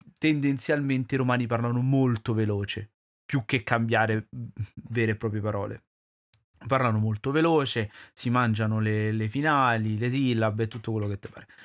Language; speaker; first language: Italian; native; Italian